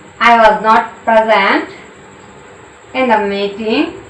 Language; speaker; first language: English; non-native, local second language; Bangla